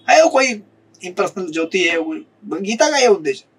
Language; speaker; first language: Hindi; non-native, local second language; Marathi